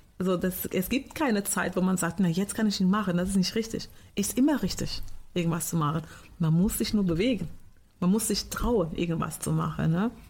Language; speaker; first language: German; non-native, fluent; Portuguese